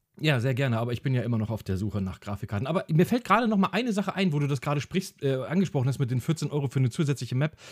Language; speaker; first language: German; early bilingual, other home language; Hungarian